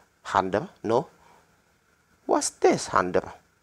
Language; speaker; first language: English; non-native, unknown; Indonesian